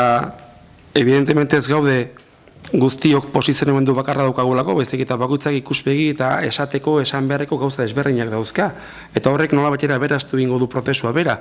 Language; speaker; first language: Basque; native; Basque